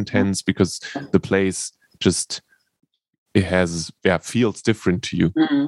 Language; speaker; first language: English; non-native, fluent; German